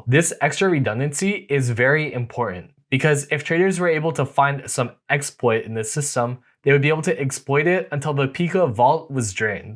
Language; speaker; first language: English; native; English